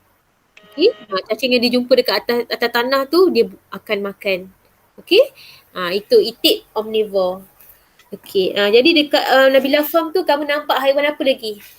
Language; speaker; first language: Malay; native; Malay